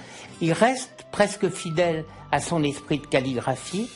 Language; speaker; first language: French; native; French